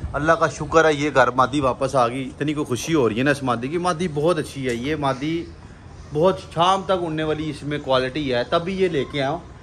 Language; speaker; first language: Urdu; non-native, local second language; Punjabi